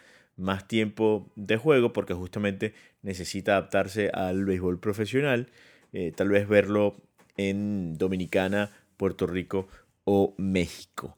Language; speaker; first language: Spanish; native; Spanish